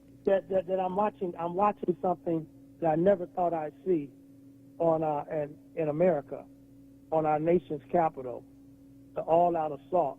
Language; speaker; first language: English; native; English